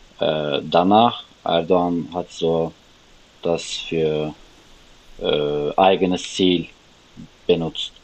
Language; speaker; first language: German; non-native, learner; Turkish